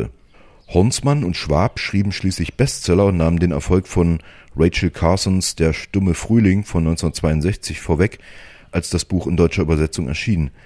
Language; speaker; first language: German; native; German